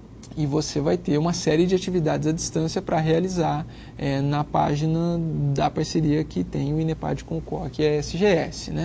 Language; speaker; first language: Portuguese; native; Portuguese